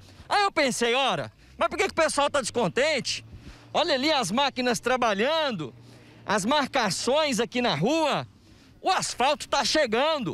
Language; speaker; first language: Portuguese; native; Portuguese